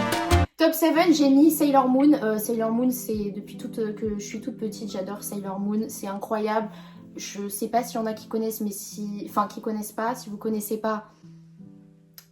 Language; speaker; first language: French; native; French